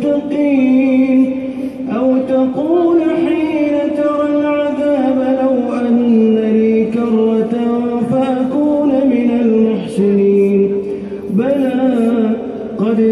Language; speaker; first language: Arabic; native; Arabic